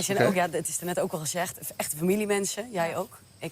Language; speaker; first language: Dutch; native; Dutch